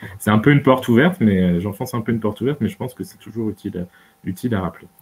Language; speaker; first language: French; native; French